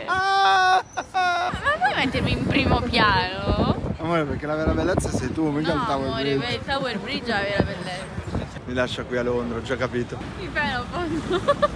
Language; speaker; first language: Italian; native; Italian